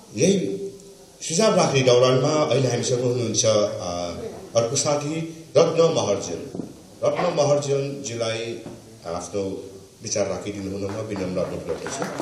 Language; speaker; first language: Nepali; non-native, local second language; Newari